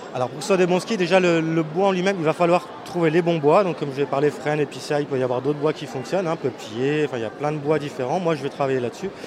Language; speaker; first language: French; native; French